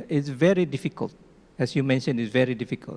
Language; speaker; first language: English; non-native, fluent; Indonesian